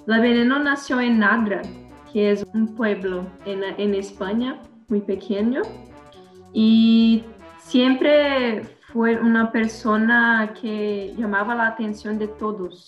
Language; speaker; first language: Spanish; non-native, learner; Portuguese